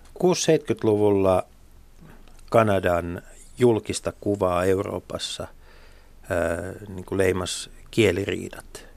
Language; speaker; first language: Finnish; native; Finnish